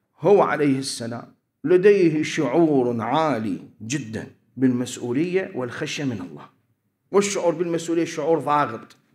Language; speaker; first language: Arabic; native; Arabic